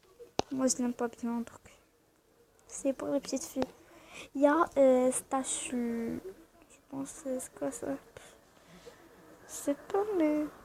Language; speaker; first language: French; non-native, learner; Arabic